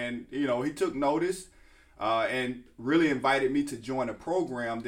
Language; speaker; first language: English; native; English